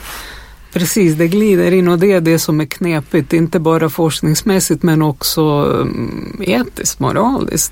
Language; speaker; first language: Swedish; non-native, fluent; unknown